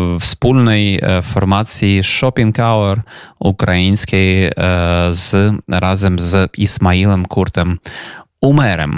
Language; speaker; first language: Polish; non-native, fluent; Ukrainian